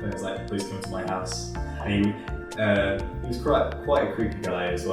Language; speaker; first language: English; native; English